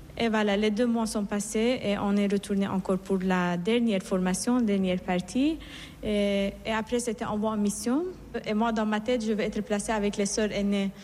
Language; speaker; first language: French; non-native, fluent; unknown